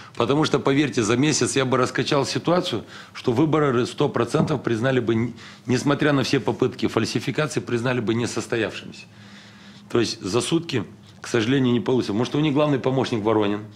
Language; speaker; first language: Russian; non-native, local second language; Romanian